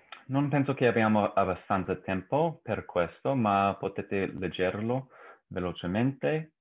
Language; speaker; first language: Italian; non-native, learner; English